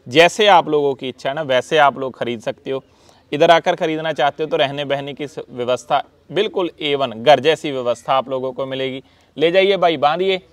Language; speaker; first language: Hindi; non-native, local second language; Punjabi